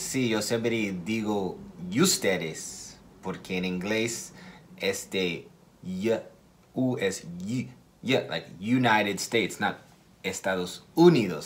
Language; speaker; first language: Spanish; non-native, fluent; English